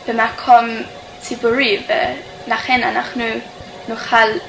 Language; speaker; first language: Hebrew; non-native, fluent; English